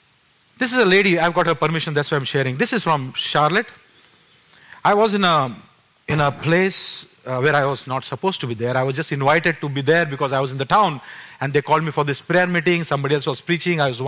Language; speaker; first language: English; non-native, local second language; Marathi